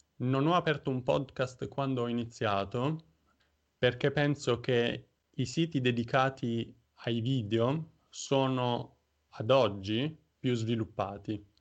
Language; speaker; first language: Italian; native; Italian